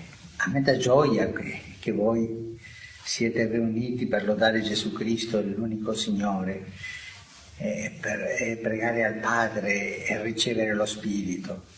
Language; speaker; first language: Italian; non-native, fluent; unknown